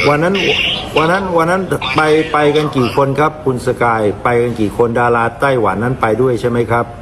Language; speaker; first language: Thai; native; Thai